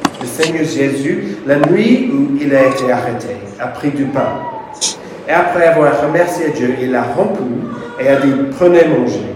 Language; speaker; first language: French; non-native, fluent; English